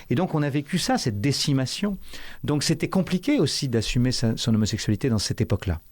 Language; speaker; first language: French; native; French